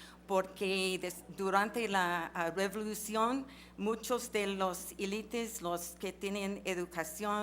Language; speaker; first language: Spanish; non-native, fluent; English